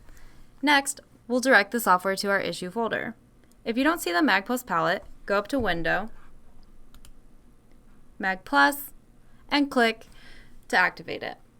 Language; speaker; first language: English; native; English